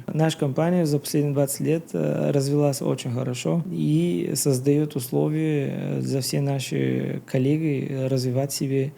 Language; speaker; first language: Russian; non-native, learner; Bulgarian